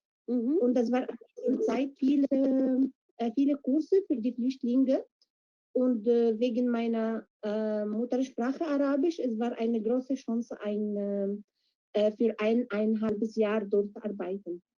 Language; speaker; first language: German; non-native, fluent; Arabic